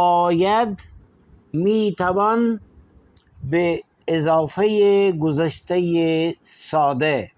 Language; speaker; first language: Persian; non-native, fluent; Urdu